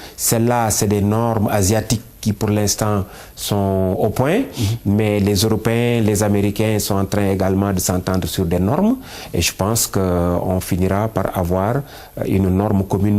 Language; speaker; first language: French; non-native, local second language; Wolof